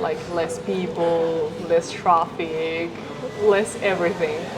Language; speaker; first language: English; non-native, fluent; Spanish